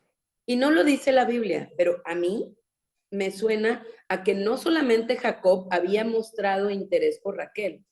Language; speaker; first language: Spanish; native; Spanish